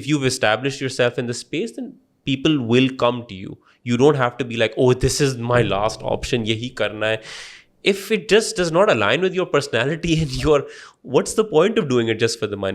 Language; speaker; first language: English; non-native, local second language; Urdu